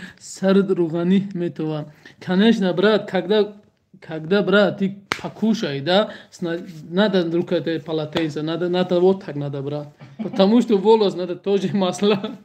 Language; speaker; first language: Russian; non-native, learner; Tajik